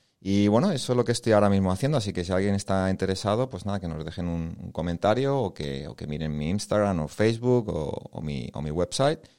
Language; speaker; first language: Spanish; native; Spanish